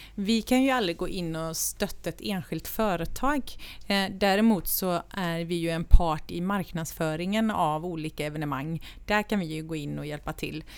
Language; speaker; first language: Swedish; native; Swedish